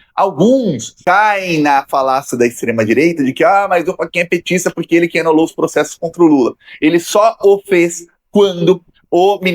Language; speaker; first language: Portuguese; native; Portuguese